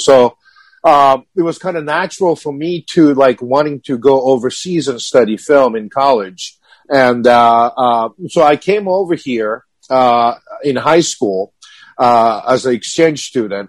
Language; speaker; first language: English; non-native, fluent; Japanese